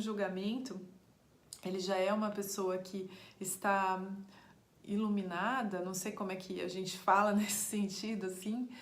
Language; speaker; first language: Portuguese; native; Portuguese